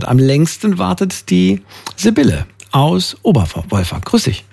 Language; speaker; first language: German; native; German